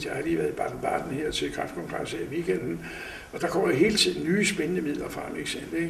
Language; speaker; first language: Danish; native; Danish